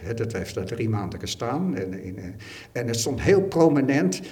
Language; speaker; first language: Dutch; native; Dutch